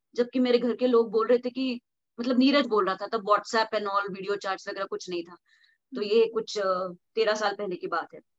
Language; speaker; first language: Hindi; non-native, local second language; Marathi